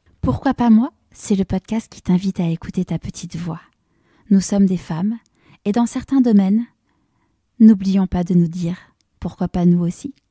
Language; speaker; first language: French; native; French